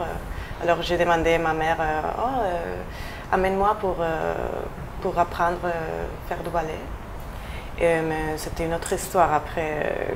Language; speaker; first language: French; non-native, fluent; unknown